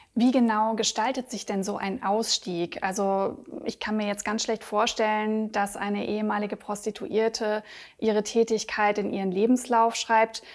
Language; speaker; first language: German; native; German